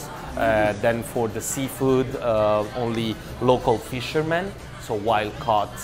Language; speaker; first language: English; non-native, fluent; Italian